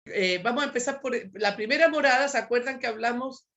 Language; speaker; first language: Spanish; native; Spanish